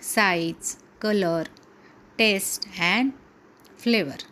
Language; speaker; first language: English; non-native, local second language; Marathi